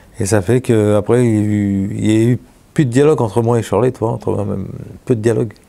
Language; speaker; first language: French; native; French